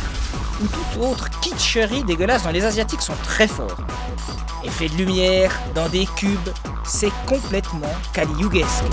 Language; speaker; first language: French; native; French